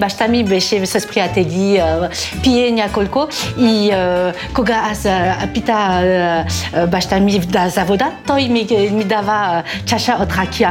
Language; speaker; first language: Bulgarian; non-native, learner; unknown